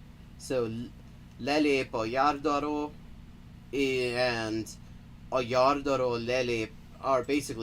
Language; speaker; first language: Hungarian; non-native, learner; English